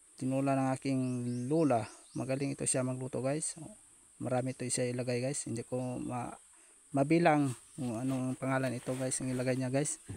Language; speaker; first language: Filipino; non-native, local second language; Cebuano